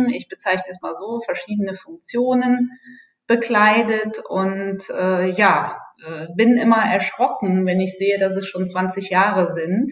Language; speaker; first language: German; native; German